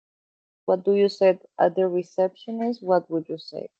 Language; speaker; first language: English; non-native, fluent; Spanish